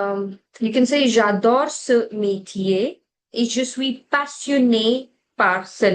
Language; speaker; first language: French; non-native, fluent; Hindi